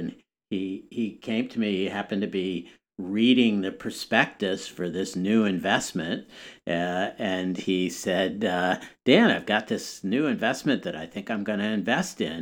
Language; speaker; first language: English; native; English